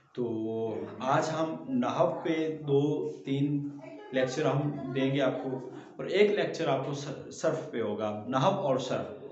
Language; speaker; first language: Urdu; non-native, local second language; Punjabi